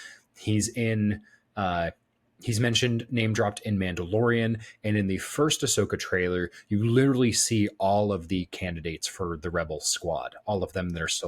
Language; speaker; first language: English; native; English